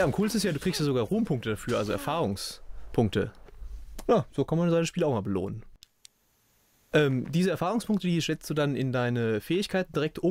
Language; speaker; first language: German; native; German